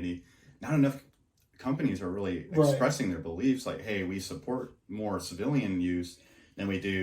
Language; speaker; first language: English; native; English